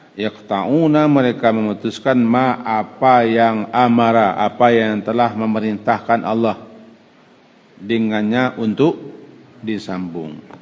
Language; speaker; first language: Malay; non-native, local second language; Minangkabau